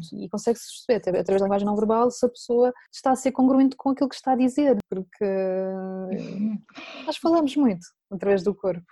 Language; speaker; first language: Portuguese; native; Portuguese